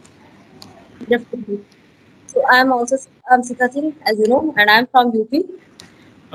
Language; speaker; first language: English; non-native, learner; Hindi